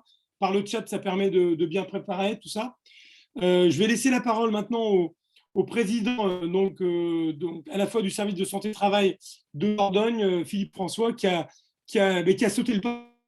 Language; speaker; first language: French; native; French